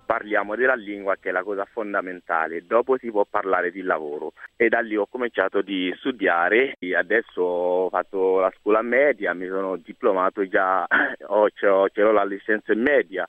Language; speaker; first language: Italian; non-native, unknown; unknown